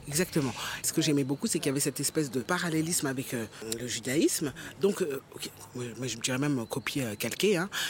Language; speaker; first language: French; early bilingual, other home language; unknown